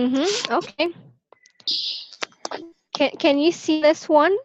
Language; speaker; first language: English; non-native, local second language; Filipino